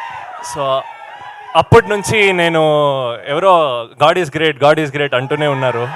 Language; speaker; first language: Telugu; non-native, learner; Kannada